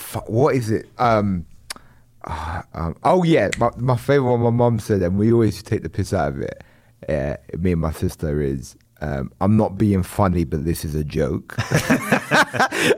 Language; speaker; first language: English; native; English